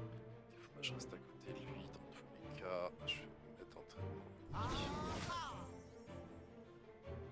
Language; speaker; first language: French; native; French